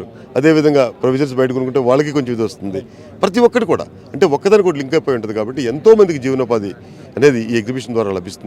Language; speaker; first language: Telugu; native; Telugu